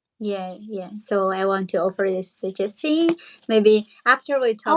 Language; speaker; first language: English; non-native, learner; Chinese